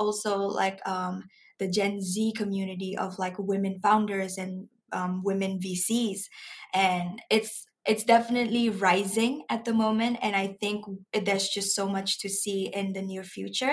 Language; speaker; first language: English; non-native, local second language; Malay